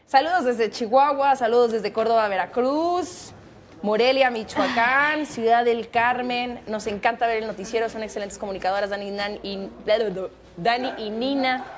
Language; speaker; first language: Spanish; native; Spanish